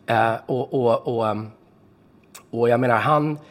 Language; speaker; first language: Swedish; native; Swedish